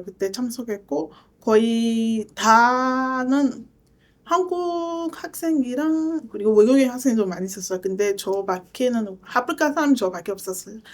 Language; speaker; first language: Korean; non-native, learner; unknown